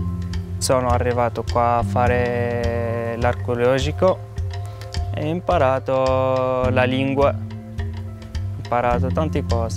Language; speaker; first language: Italian; non-native, learner; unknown